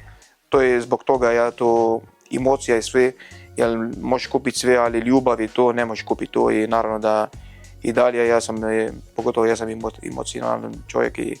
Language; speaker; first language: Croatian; non-native, learner; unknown